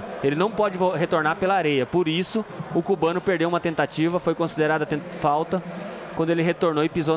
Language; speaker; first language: Portuguese; native; Portuguese